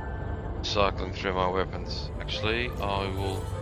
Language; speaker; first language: English; native; English